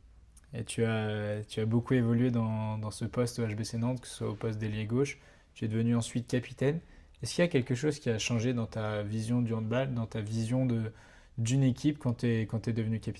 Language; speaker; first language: French; native; French